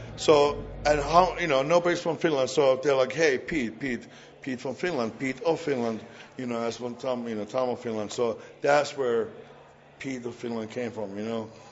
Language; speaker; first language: English; non-native, fluent; Finnish